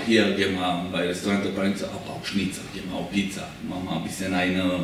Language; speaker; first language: German; non-native, learner; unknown